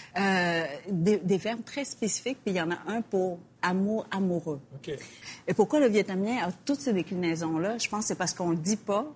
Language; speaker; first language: French; early bilingual, other home language; Vietnamese